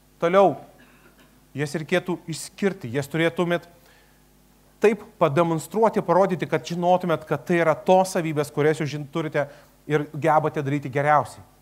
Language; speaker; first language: Lithuanian; native; Lithuanian